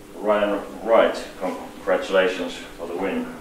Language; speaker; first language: English; non-native, fluent; Finnish